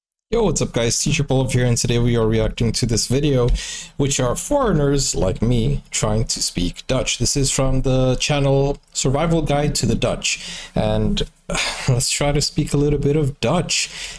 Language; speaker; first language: English; native; English